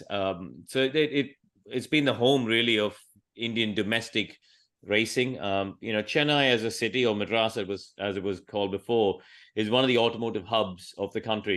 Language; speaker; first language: English; non-native, local second language; Tamil